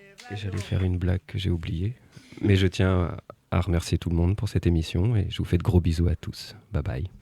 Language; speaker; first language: French; native; French